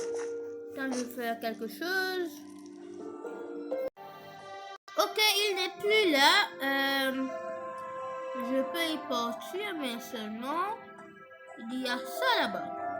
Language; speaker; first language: French; non-native, fluent; English